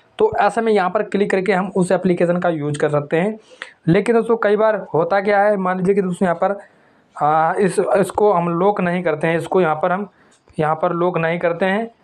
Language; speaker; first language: Hindi; native; Hindi